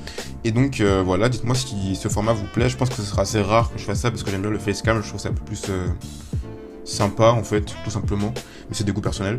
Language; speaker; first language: French; native; French